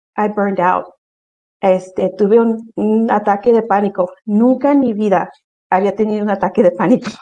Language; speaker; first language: Spanish; early bilingual, heritage; Spanish